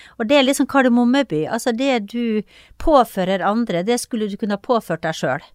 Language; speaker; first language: Norwegian; native; Norwegian